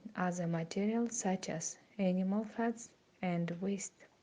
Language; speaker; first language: English; non-native, fluent; Kazakh